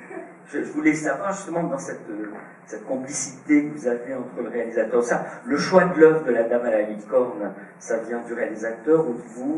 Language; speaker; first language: French; native; French